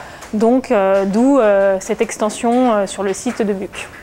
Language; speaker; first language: French; native; French